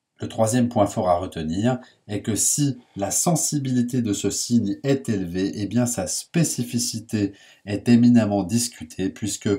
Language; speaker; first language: French; native; French